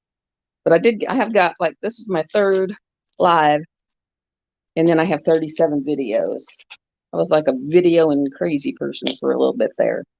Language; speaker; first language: English; native; English